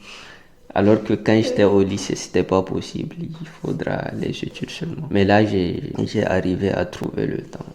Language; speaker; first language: French; non-native, local second language; Hausa